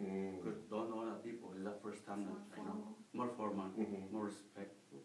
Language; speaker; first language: English; non-native, learner; Spanish